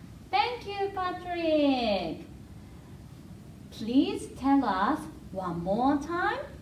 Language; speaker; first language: English; non-native, fluent; Japanese